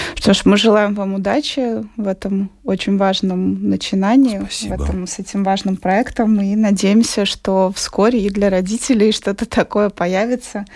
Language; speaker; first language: Russian; native; Russian